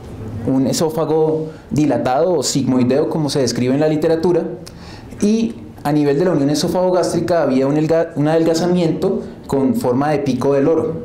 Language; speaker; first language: Spanish; native; Spanish